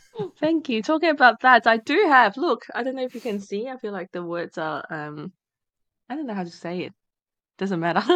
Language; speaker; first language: English; non-native, fluent; Chinese